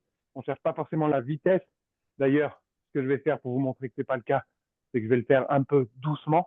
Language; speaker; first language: French; native; French